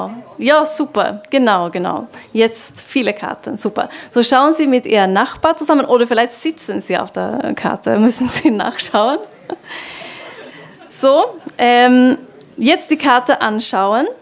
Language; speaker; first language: German; non-native, fluent; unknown